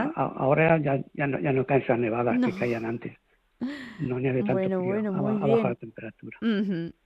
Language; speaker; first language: Spanish; native; Spanish